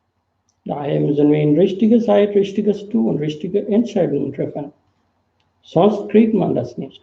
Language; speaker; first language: German; non-native, fluent; Sinhala